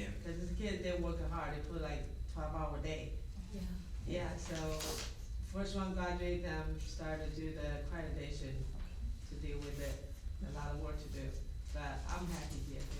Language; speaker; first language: English; non-native, learner; Chinese